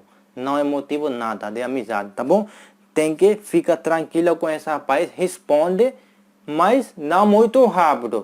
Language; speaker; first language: Portuguese; non-native, fluent; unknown